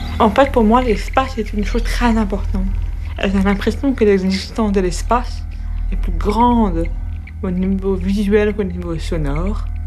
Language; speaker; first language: French; native; French